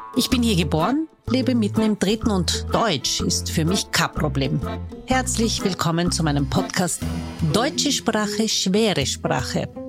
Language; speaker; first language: German; native; German